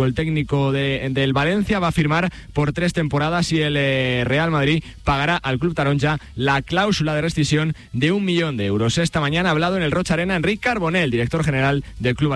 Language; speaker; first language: Spanish; native; Spanish